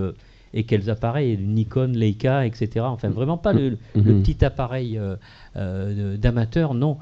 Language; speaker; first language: French; native; French